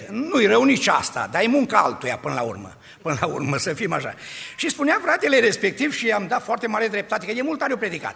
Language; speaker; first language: Romanian; native; Romanian